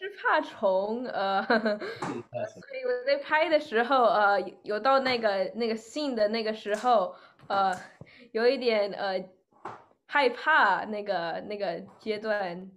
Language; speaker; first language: Chinese; early bilingual, other home language; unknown